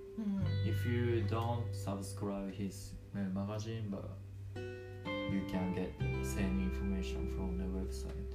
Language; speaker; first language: English; non-native, learner; Japanese